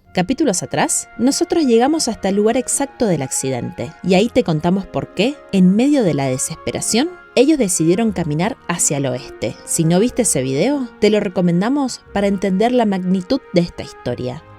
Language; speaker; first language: Spanish; native; Spanish